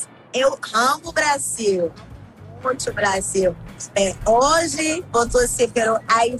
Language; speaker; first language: Portuguese; non-native, learner; Haitian Creole